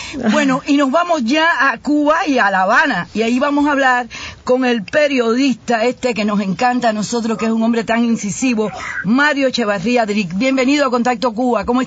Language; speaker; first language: Spanish; native; Spanish